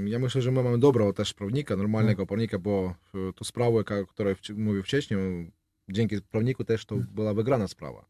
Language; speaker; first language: Polish; non-native, learner; Russian